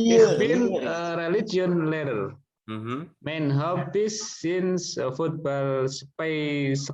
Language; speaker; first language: German; non-native, learner; Indonesian